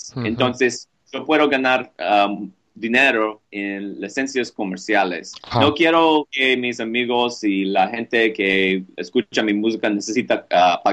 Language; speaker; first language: Spanish; non-native, learner; English